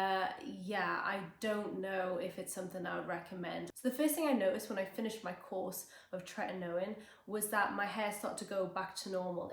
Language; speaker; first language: English; native; English